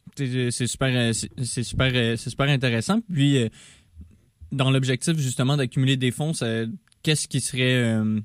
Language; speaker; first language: French; native; French